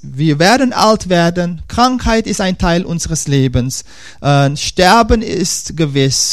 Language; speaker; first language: German; non-native, fluent; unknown